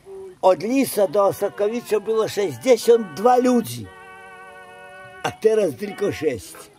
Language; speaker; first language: Polish; non-native, local second language; Ukrainian